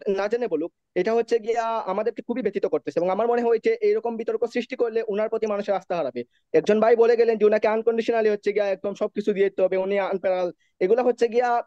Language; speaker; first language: Bangla; native; Bangla